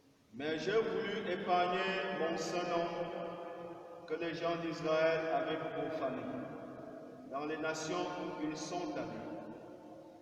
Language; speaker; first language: French; native; French